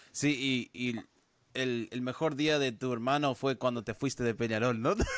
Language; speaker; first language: Spanish; early bilingual, heritage; Spanish